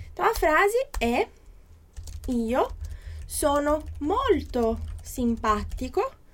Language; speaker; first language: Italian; non-native, fluent; Portuguese